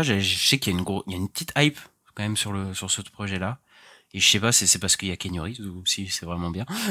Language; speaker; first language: French; native; French